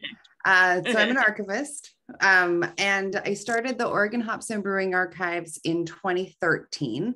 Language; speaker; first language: English; native; English